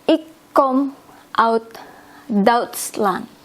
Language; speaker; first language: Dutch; non-native, learner; Indonesian